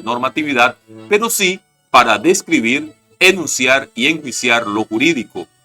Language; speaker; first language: Spanish; native; Spanish